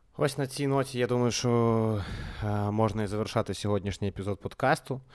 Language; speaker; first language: Ukrainian; non-native, local second language; Russian